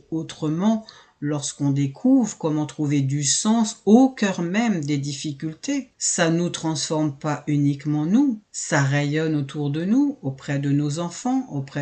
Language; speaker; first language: French; native; French